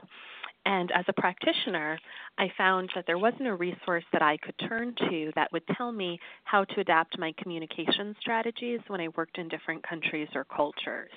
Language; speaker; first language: English; native; English